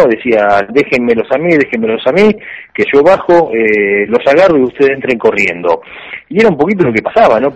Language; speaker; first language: Spanish; native; Spanish